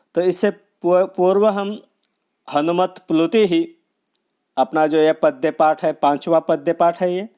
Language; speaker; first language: Hindi; non-native, local second language; Marathi